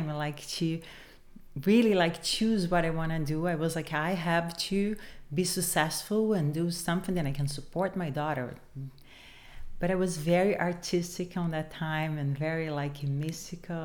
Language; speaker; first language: English; non-native, fluent; Portuguese